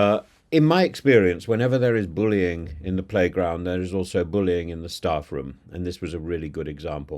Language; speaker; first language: English; native; English